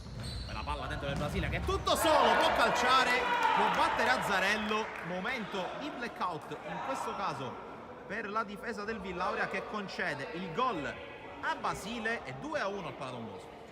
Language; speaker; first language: Italian; native; Italian